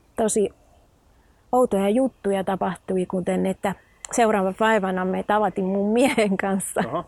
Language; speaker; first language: Finnish; non-native, fluent; Spanish